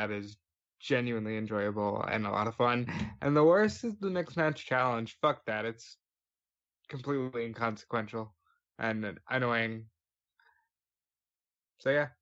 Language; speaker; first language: English; native; English